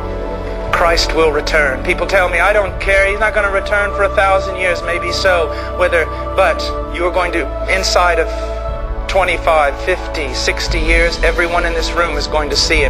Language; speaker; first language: English; native; English